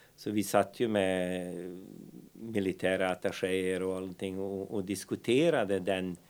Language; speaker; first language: Swedish; non-native, fluent; Bosnian